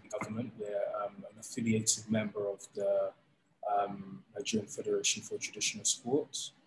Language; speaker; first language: English; native; English